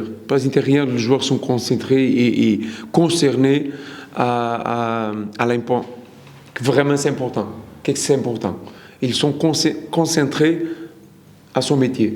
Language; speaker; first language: French; non-native, learner; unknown